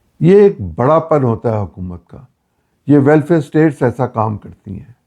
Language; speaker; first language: Urdu; native; Urdu